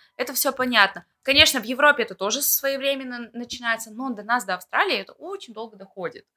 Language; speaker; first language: Russian; native; Russian